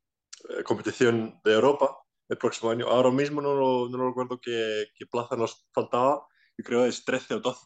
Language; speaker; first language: Spanish; non-native, fluent; Icelandic